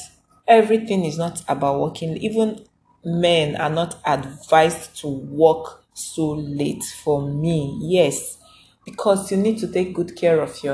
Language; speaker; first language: English; non-native, local second language; Igbo